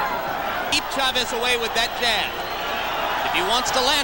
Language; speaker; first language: English; native; English